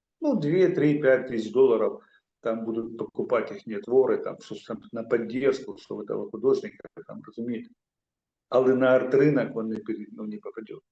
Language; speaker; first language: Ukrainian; non-native, local second language; Russian